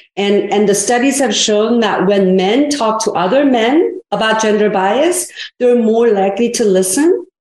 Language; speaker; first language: English; early bilingual, other home language; Korean